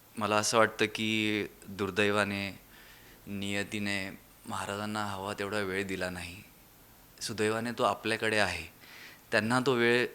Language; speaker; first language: Marathi; native; Marathi